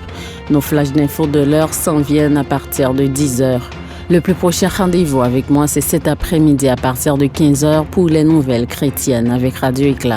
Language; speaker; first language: French; native; French